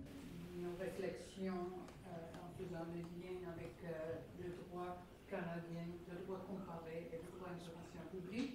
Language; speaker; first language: French; non-native, fluent; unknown